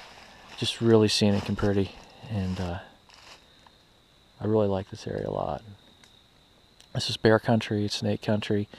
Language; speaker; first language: English; native; English